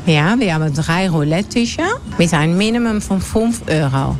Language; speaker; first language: German; non-native, learner; Dutch